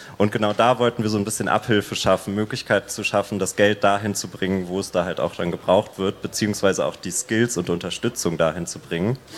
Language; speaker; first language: German; native; German